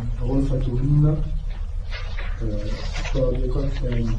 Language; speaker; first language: Arabic; non-native, learner; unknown